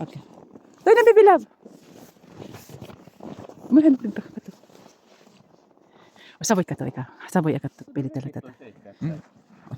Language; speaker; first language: Finnish; non-native, learner; Filipino